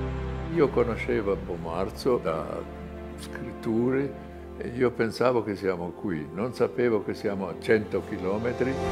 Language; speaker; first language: Italian; non-native, learner; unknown